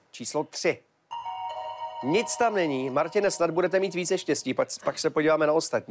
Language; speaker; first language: Czech; native; Czech